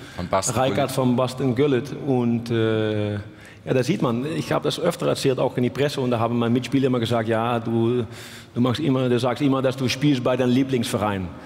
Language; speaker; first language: German; non-native, local second language; Swiss German